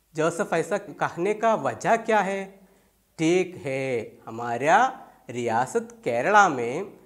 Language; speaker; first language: Urdu; non-native, local second language; Malayalam